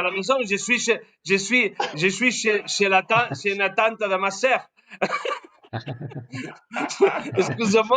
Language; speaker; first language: French; non-native, learner; Spanish